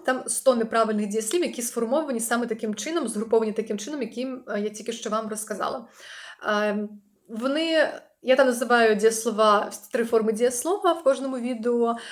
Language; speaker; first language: Ukrainian; non-native, local second language; Russian